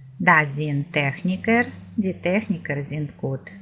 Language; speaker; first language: German; non-native, fluent; Ukrainian